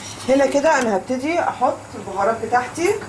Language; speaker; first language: Arabic; native; Arabic